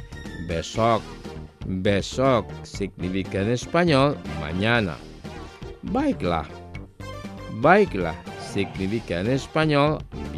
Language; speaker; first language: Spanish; non-native, fluent; Indonesian